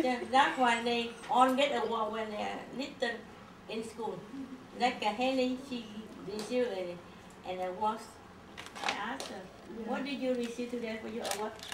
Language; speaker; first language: English; non-native, learner; Vietnamese